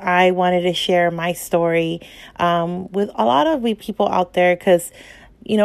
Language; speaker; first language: English; native; English